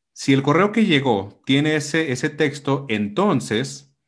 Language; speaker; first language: Spanish; native; Spanish